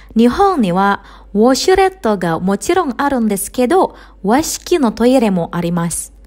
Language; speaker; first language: Japanese; non-native, fluent; Indonesian